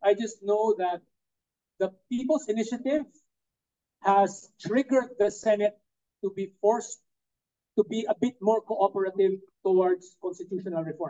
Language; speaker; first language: English; non-native, local second language; Cebuano